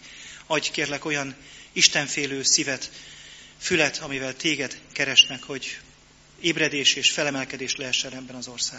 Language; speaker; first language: Hungarian; native; Hungarian